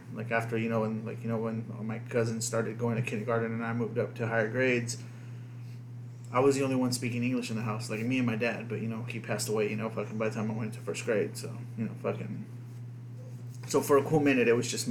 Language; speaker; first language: English; early bilingual, other home language; Spanish